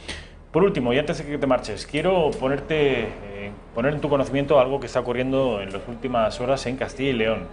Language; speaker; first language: Spanish; native; Spanish